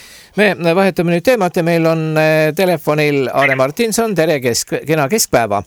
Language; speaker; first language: Estonian; native; Estonian